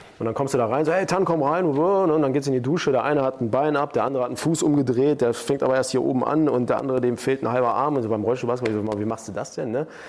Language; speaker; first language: German; early bilingual, other home language; Turkish